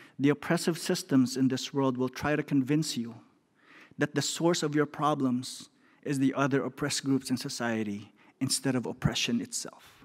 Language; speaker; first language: English; non-native, local second language; Filipino